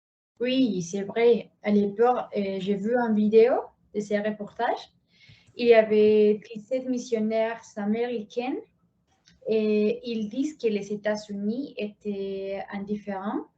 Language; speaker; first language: French; non-native, learner; Spanish